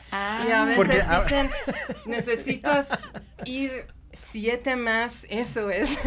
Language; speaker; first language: Spanish; non-native, learner; Persian